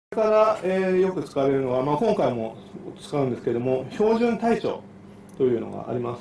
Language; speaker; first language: Japanese; native; Japanese